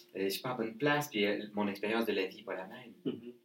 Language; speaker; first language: French; native; French